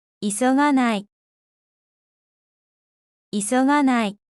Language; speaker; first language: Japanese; non-native, fluent; Korean